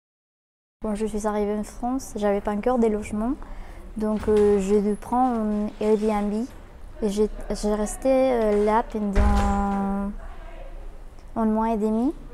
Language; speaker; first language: French; non-native, fluent; Spanish